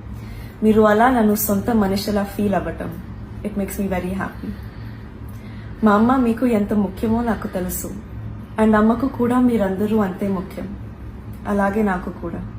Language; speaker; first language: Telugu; non-native, learner; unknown